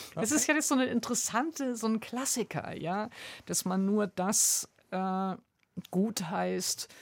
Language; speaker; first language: German; native; German